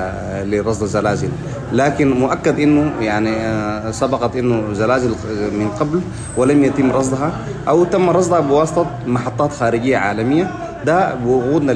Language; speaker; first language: Arabic; native; Arabic